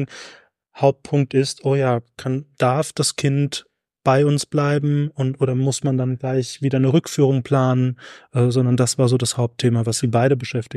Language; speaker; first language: German; native; German